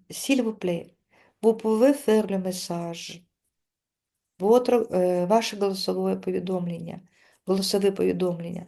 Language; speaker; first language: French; non-native, fluent; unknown